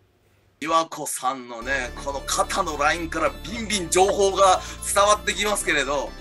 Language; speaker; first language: Japanese; native; Japanese